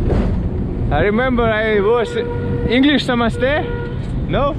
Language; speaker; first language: English; non-native, learner; Russian